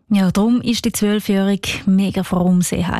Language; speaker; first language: German; native; German